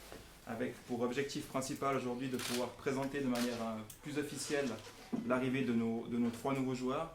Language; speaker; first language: French; native; French